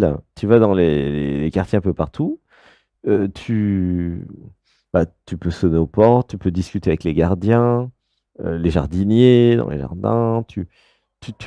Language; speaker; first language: French; native; French